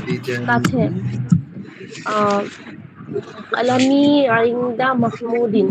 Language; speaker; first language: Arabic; non-native, learner; Bangla